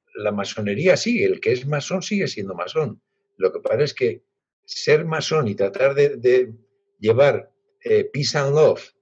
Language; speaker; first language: Spanish; native; Spanish